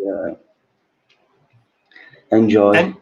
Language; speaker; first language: English; non-native, learner; Italian